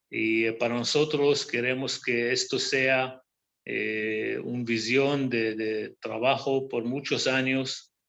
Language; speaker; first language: Spanish; non-native, fluent; Hebrew